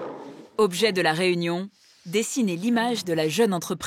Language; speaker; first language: French; native; French